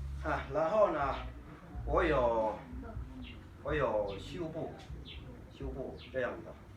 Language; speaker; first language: Chinese; non-native, learner; Kinyarwanda